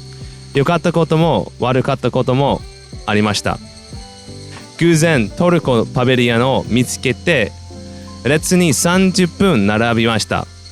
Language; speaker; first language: Japanese; non-native, fluent; English